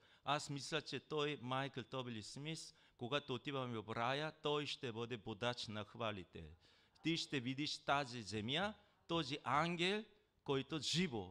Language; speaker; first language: Bulgarian; non-native, learner; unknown